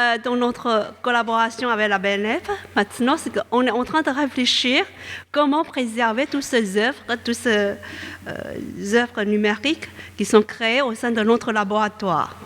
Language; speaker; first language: French; non-native, fluent; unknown